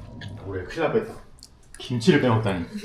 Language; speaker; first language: Korean; native; Korean